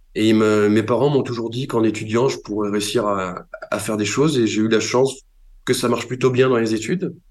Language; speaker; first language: French; native; French